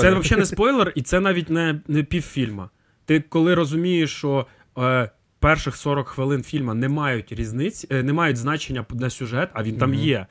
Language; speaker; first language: Ukrainian; native; Ukrainian